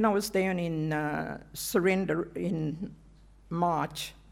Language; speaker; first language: English; native; English